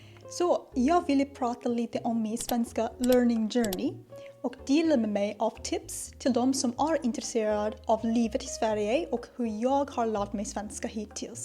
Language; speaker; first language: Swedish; non-native, learner; Japanese